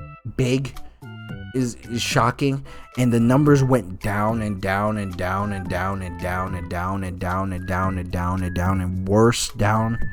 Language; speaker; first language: English; native; English